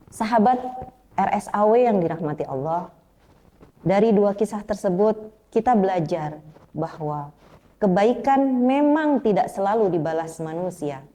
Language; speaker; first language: Indonesian; native; Indonesian